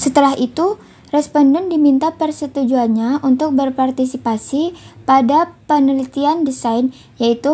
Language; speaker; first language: Indonesian; native; Indonesian